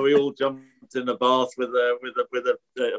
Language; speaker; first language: English; native; English